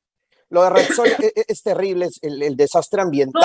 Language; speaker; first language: Spanish; native; Spanish